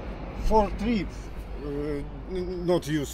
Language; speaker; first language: English; non-native, learner; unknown